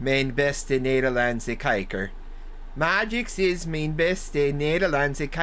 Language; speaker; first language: Dutch; non-native, learner; English